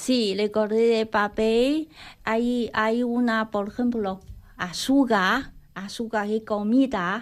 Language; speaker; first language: Spanish; non-native, learner; Chinese